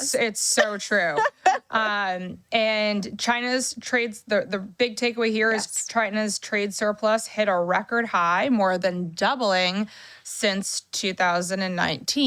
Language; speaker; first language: English; native; English